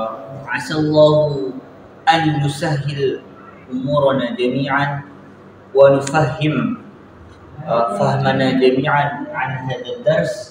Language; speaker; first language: Arabic; non-native, learner; Indonesian